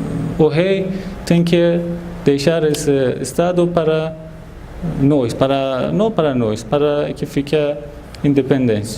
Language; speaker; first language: Portuguese; non-native, fluent; Persian